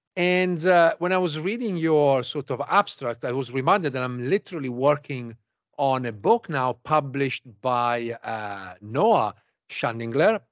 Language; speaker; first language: English; non-native, fluent; Italian